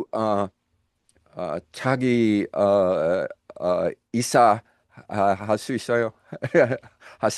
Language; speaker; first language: Korean; non-native, learner; English